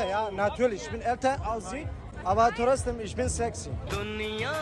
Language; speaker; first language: German; non-native, learner; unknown